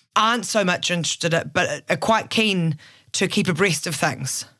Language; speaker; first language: English; native; English